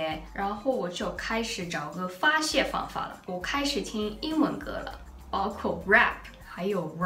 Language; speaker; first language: Chinese; non-native, fluent; Japanese